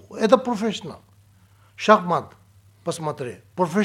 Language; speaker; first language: Russian; non-native, learner; Tibetan